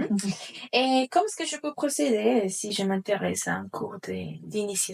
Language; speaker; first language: French; non-native, fluent; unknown